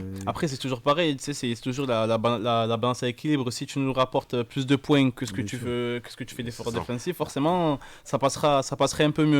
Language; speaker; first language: French; native; French